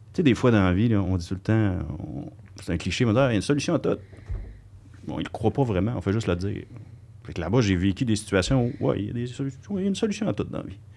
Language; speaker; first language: French; native; French